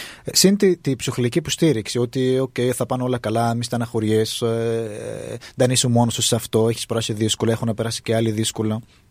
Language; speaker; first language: Greek; non-native, fluent; Arabic